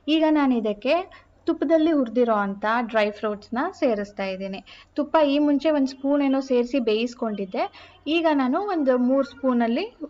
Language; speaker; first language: Kannada; non-native, local second language; Marathi